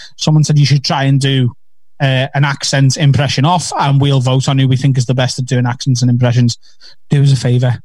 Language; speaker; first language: English; native; English